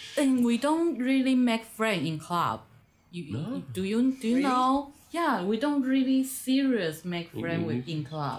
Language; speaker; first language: English; non-native, learner; Chinese